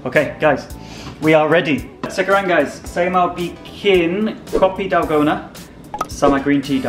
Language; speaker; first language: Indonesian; non-native, learner; English